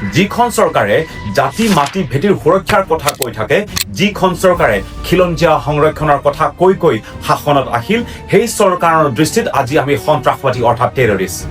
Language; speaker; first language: Assamese; non-native, local second language; Karbi